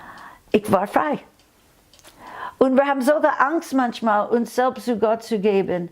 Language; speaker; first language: German; non-native, fluent; English